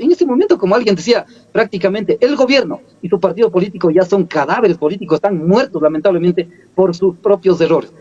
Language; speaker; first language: Spanish; native; Spanish